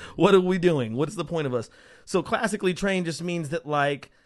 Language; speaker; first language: English; native; English